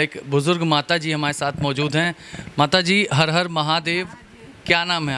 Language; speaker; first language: Hindi; native; Hindi